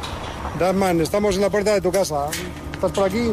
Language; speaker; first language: Spanish; native; Spanish